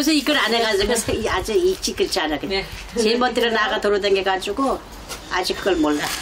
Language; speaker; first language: Korean; native; Korean